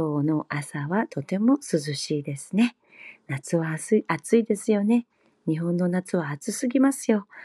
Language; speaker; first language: Japanese; non-native, fluent; Korean